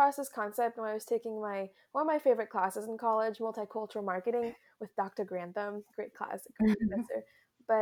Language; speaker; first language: English; early bilingual, other home language; French